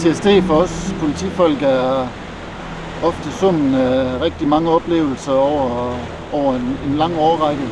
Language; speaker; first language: Danish; native; Danish